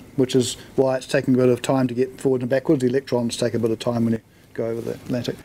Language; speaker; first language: English; native; English